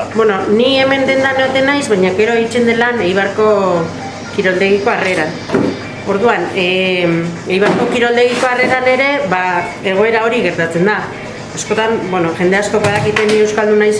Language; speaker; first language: Basque; native; Basque